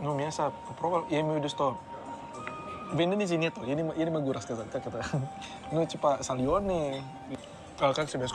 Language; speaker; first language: Russian; non-native, learner; Indonesian